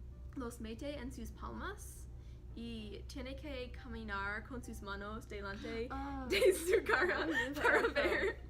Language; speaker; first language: Spanish; non-native, learner; English